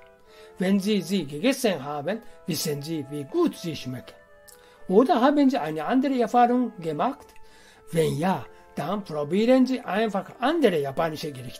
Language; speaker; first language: German; non-native, fluent; Japanese